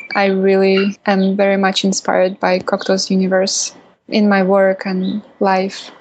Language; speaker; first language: English; non-native, fluent; Russian